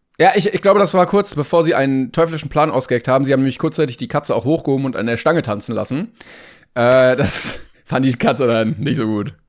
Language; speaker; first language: German; native; German